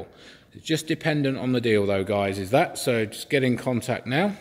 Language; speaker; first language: English; native; English